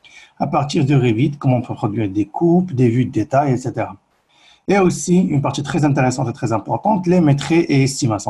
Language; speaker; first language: French; native; French